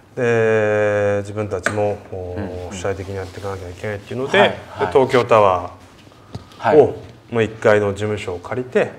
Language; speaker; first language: Japanese; native; Japanese